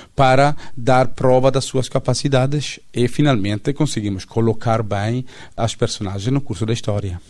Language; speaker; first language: Portuguese; non-native, fluent; Italian